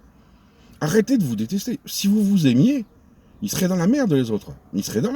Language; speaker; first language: French; native; French